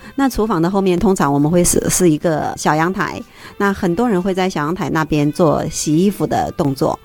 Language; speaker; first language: Chinese; native; Chinese